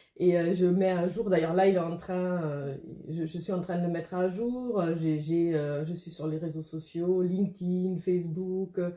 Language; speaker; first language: French; non-native, fluent; German